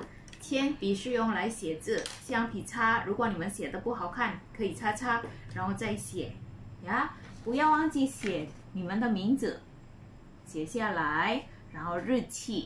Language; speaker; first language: Chinese; non-native, fluent; Indonesian